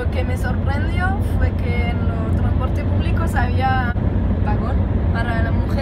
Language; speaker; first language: Spanish; non-native, fluent; French